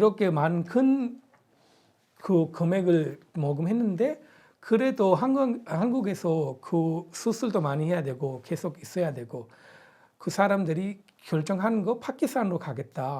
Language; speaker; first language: Korean; non-native, fluent; Punjabi